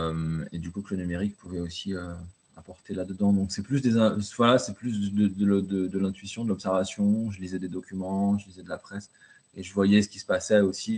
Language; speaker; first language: French; native; French